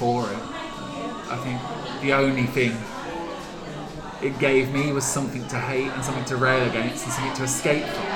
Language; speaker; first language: English; native; English